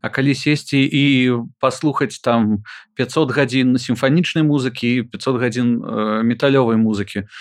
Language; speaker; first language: Belarusian; non-native, local second language; Russian